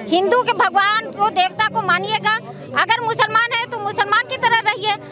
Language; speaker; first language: Hindi; native; Hindi